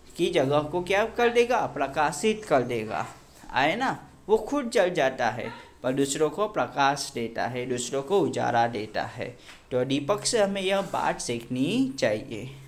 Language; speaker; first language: Hindi; non-native, local second language; Gujarati